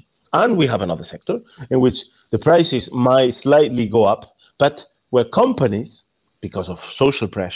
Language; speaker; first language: English; non-native, fluent; Spanish